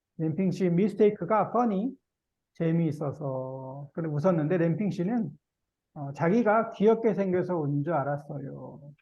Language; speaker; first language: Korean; native; Korean